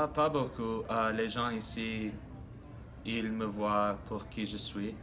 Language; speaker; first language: French; non-native, learner; English